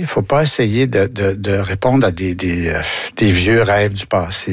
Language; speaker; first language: French; native; French